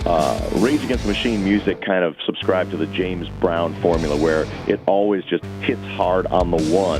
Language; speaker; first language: English; native; English